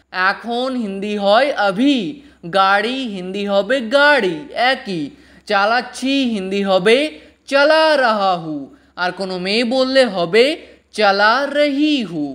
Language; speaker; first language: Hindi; non-native, local second language; Bangla